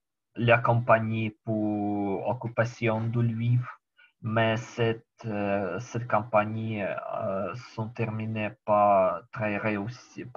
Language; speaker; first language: French; non-native, learner; Ukrainian